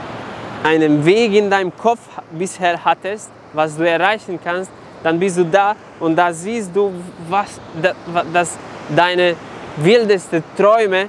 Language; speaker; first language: German; non-native, fluent; Serbian